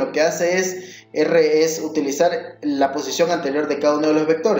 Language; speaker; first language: Spanish; native; Spanish